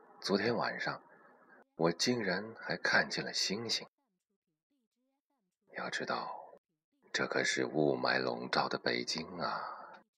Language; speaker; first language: Chinese; native; Chinese